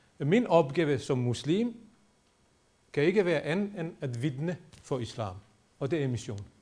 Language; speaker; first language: Danish; non-native, fluent; Bosnian